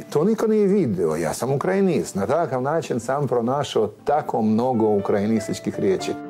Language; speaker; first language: Croatian; non-native, fluent; Ukrainian